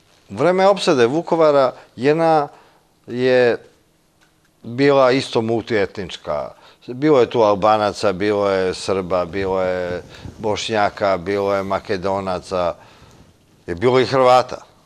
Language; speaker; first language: Serbian; native; Serbian